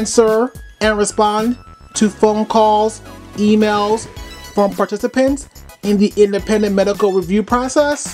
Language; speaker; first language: English; native; English